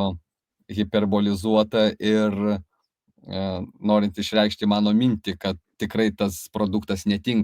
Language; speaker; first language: Lithuanian; native; Lithuanian